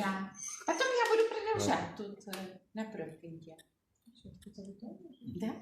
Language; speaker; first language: Russian; non-native, learner; Czech